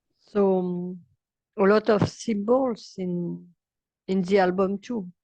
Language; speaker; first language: English; non-native, learner; French